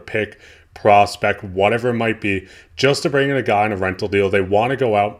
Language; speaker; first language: English; native; English